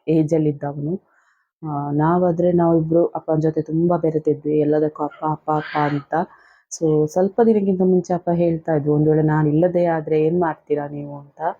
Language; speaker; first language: Kannada; non-native, local second language; Tulu